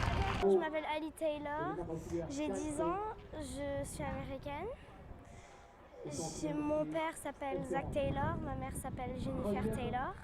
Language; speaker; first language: French; early bilingual, other home language; English